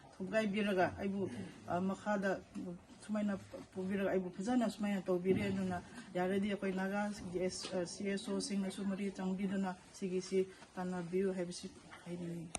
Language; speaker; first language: Manipuri; non-native, local second language; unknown